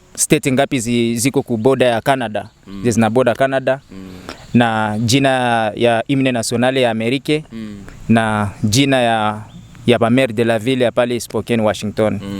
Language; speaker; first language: Swahili; native; Swahili